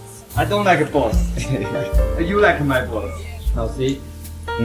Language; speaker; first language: English; non-native, learner; Chinese